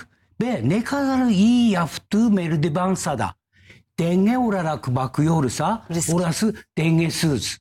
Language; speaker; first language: Turkish; non-native, learner; Japanese